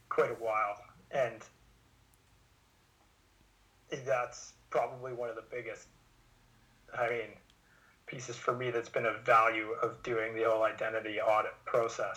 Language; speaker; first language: English; native; English